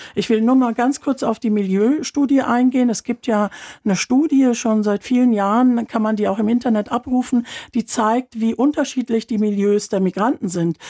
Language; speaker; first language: German; early bilingual, other home language; Turkish